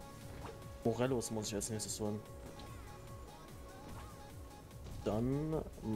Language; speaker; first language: German; native; German